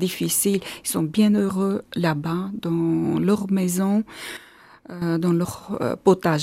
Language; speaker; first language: French; non-native, learner; Armenian